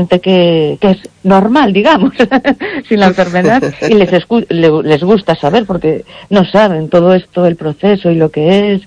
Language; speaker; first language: Spanish; native; Spanish